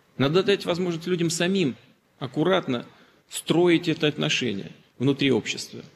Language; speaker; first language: Russian; native; Russian